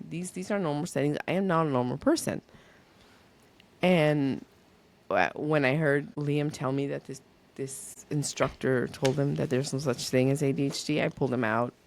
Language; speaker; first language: English; early bilingual, other home language; Spanish